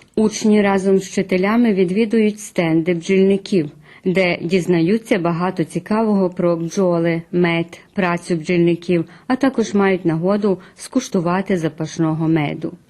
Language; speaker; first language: Ukrainian; early bilingual, heritage; Ukrainian